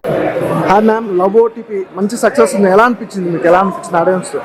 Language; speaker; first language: Telugu; native; Telugu